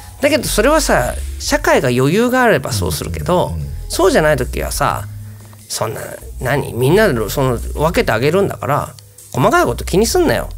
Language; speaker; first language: Japanese; native; Japanese